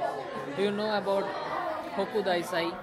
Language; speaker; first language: English; non-native, learner; Bangla